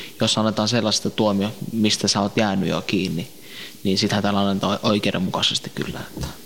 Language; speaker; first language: Finnish; early bilingual, other home language; Central Kurdish